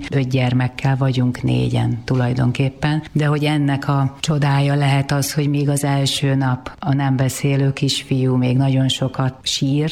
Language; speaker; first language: Hungarian; native; Hungarian